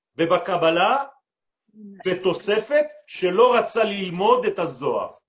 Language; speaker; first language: Hebrew; non-native, fluent; French